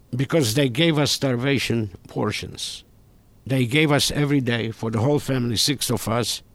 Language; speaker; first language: English; non-native, fluent; Hungarian